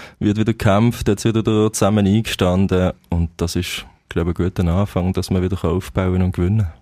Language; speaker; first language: German; native; German